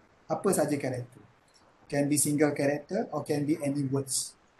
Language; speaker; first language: English; non-native, local second language; Malay